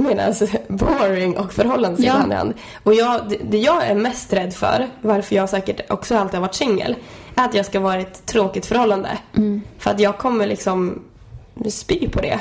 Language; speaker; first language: Swedish; native; Swedish